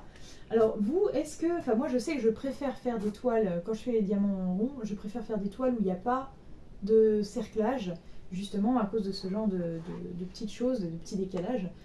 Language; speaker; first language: French; native; French